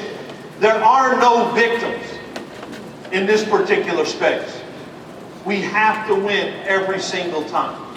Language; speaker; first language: English; native; English